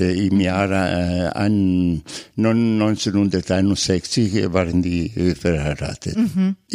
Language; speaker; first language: German; non-native, fluent; Italian